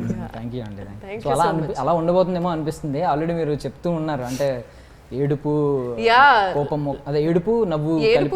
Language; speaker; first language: Telugu; native; Telugu